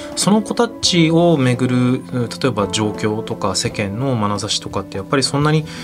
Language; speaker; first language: Japanese; native; Japanese